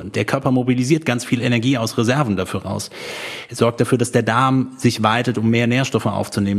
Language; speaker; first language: German; native; German